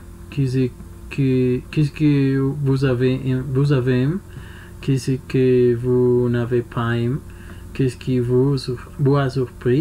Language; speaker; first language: French; non-native, learner; Spanish